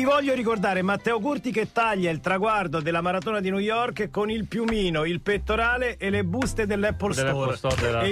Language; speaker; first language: Italian; native; Italian